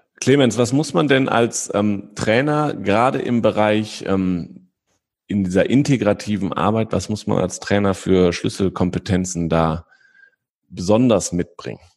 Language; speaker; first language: German; native; German